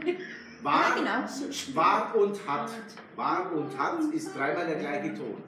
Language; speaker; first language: German; native; German